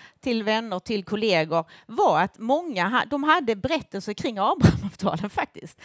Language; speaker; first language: Swedish; native; Swedish